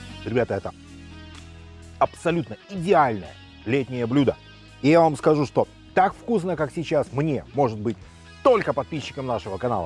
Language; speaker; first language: Russian; native; Russian